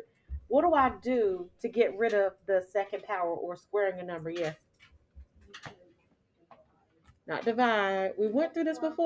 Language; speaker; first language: English; native; English